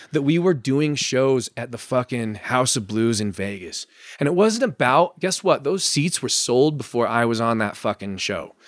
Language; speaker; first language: English; native; English